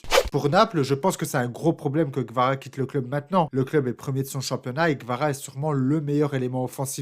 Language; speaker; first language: French; native; French